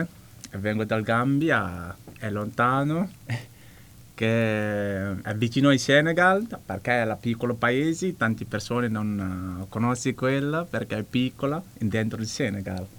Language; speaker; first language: Italian; non-native, learner; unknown